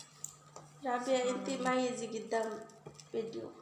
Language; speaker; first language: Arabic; non-native, learner; Bangla